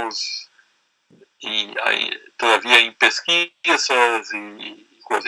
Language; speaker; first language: Spanish; non-native, learner; Portuguese